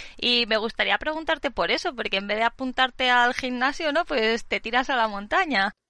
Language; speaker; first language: Spanish; native; Spanish